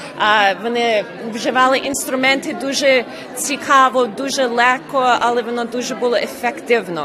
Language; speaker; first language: Ukrainian; early bilingual, heritage; Ukrainian